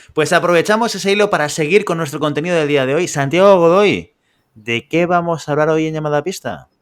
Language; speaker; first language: Spanish; native; Spanish